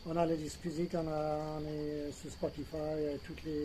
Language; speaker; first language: French; non-native, fluent; English